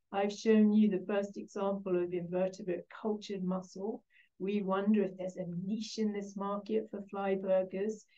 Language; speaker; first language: English; native; English